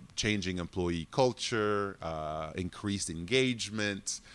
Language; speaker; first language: English; non-native, fluent; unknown